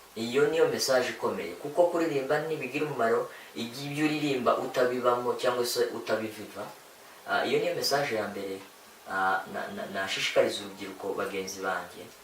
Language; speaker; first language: Kinyarwanda; native; Kinyarwanda